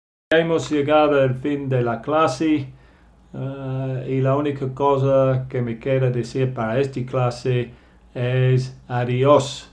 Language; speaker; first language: Spanish; non-native, fluent; English